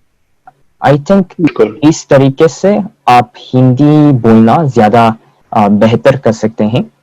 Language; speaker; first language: Hindi; non-native, fluent; Korean